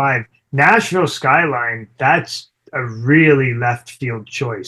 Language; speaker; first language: English; native; English